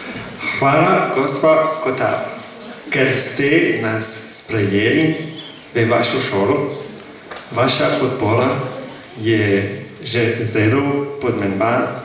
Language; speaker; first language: Slovenian; non-native, learner; French